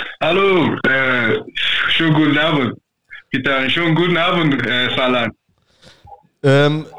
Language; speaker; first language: German; non-native, fluent; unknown